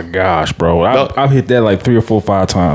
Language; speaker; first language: English; native; English